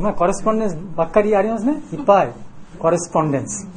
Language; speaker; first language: Japanese; non-native, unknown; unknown